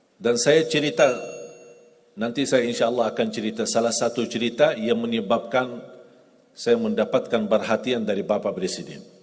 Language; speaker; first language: Indonesian; non-native, fluent; Arabic